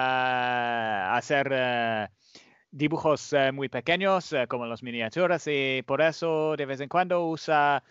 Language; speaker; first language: Spanish; non-native, fluent; English